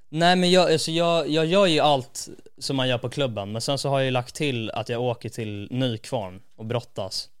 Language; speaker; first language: Swedish; native; Swedish